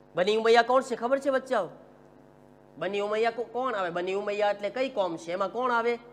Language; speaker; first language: Gujarati; early bilingual, heritage; Gujarati